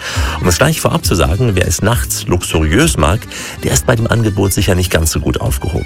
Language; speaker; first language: German; native; German